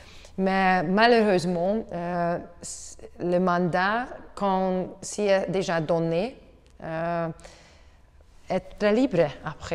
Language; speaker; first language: French; non-native, learner; Hungarian